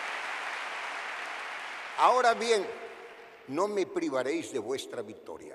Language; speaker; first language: Spanish; native; Spanish